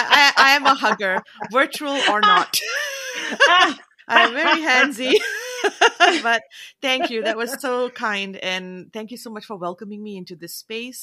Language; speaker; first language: English; non-native, local second language; Tamil